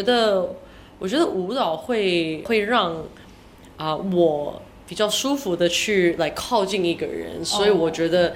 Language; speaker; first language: Chinese; early bilingual, heritage; English